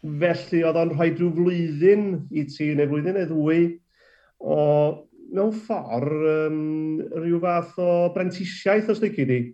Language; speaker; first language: Welsh; native; Welsh